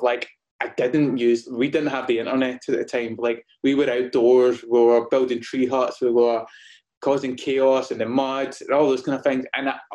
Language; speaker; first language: English; native; English